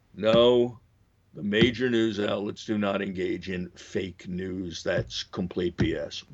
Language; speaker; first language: English; native; English